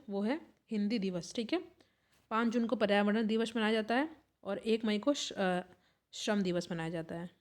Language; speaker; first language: Hindi; native; Hindi